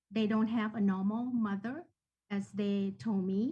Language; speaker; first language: English; non-native, fluent; Thai